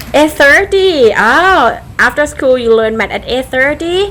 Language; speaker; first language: English; non-native, fluent; Thai